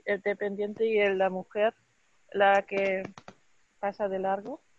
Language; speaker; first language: Spanish; non-native, fluent; German